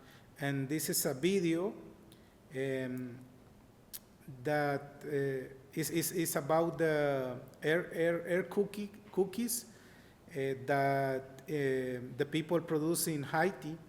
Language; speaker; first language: English; non-native, learner; Spanish